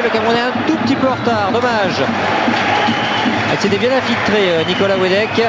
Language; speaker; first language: French; native; French